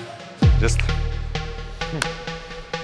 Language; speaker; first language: English; non-native, learner; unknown